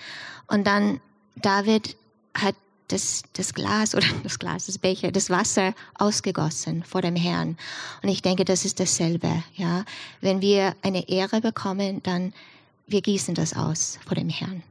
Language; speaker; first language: German; non-native, fluent; English